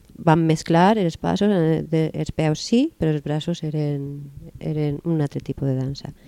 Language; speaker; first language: Catalan; native; Catalan